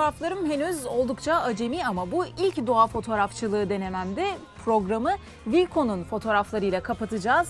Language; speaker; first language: Turkish; native; Turkish